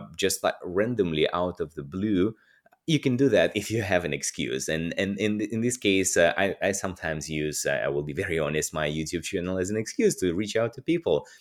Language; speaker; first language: English; non-native, fluent; Russian